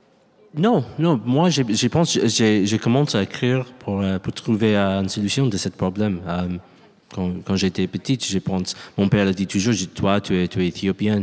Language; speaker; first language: French; non-native, learner; English